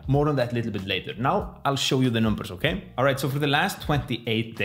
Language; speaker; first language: English; non-native, fluent; Icelandic